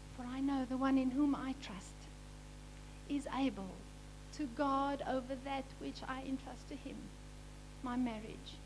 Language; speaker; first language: English; non-native, local second language; Afrikaans